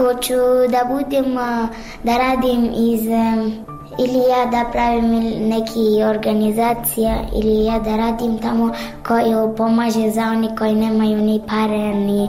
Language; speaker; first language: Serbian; non-native, learner; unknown